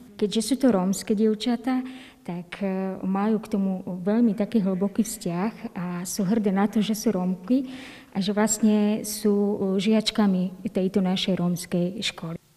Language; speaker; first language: Slovak; non-native, local second language; Romany